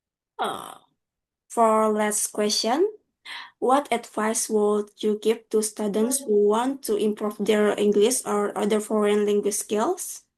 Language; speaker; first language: English; non-native, learner; Indonesian